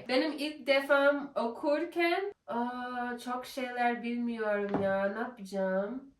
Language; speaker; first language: Turkish; non-native, learner; English